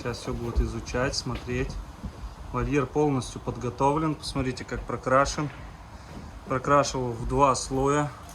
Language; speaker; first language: Russian; native; Russian